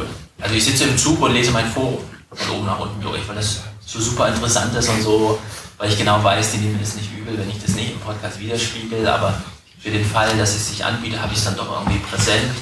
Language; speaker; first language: German; native; German